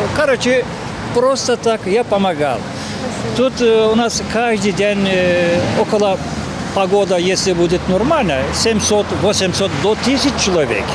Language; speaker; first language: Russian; non-native, learner; Turkish